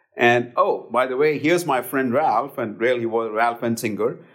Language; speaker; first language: English; non-native, local second language; Hindi